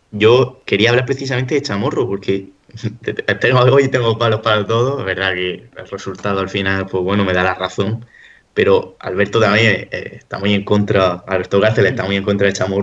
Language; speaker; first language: Spanish; native; Spanish